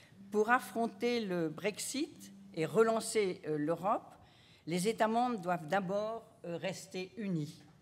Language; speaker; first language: French; native; French